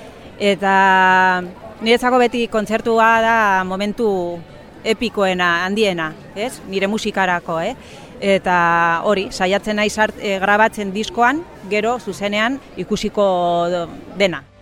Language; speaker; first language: Basque; non-native, local second language; Spanish